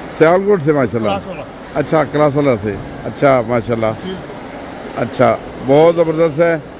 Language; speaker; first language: Urdu; native; Urdu